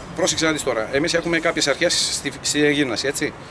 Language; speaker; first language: Greek; early bilingual, heritage; Bulgarian